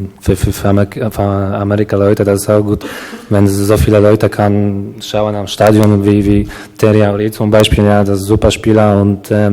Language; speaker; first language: German; non-native, learner; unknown